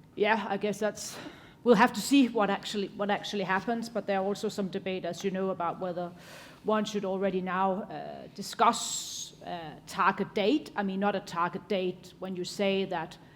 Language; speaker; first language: English; non-native, fluent; Danish